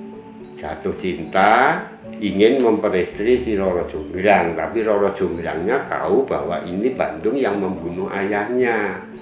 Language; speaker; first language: Indonesian; non-native, local second language; Javanese